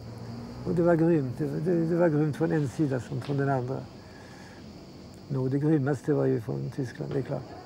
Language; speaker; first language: Swedish; early bilingual, heritage; Swedish